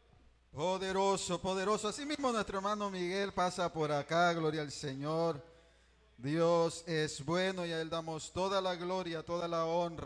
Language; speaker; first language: Spanish; native; Spanish